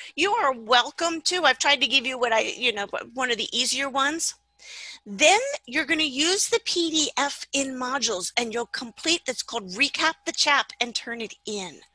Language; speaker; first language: English; native; English